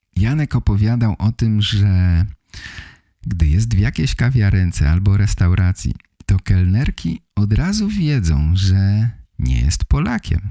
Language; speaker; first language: Polish; native; Polish